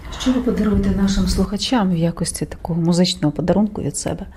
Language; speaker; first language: Ukrainian; native; Ukrainian